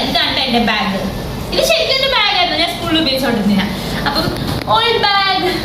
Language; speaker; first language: Malayalam; early bilingual, heritage; Malayalam